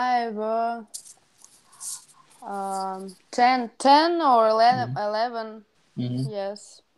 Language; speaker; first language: English; non-native, learner; Russian